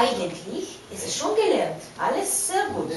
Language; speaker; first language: German; non-native, fluent; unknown